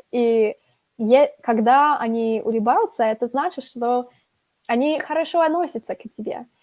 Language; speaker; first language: Russian; non-native, fluent; English